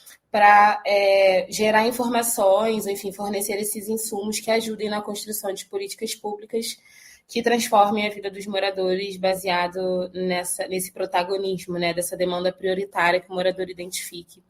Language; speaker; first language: Portuguese; native; Portuguese